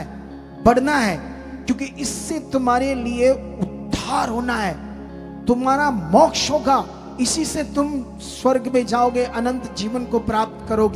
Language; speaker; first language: Hindi; native; Hindi